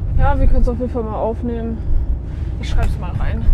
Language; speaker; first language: German; native; German